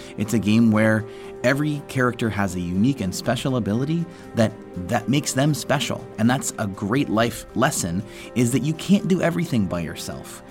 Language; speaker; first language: English; native; English